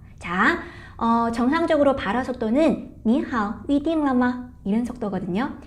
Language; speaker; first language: Korean; non-native, fluent; Chinese